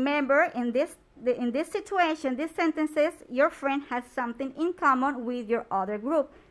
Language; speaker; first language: English; non-native, fluent; Spanish